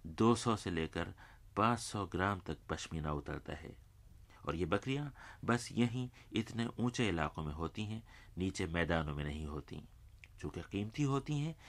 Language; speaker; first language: Urdu; native; Urdu